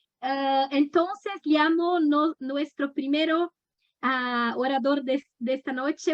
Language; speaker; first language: Spanish; non-native, learner; Portuguese